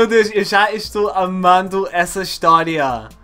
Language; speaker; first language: Portuguese; early bilingual, heritage; Portuguese